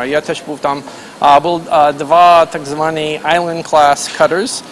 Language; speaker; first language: Ukrainian; non-native, fluent; English